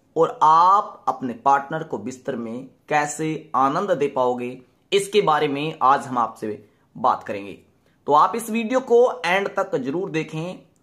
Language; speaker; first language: Hindi; native; Hindi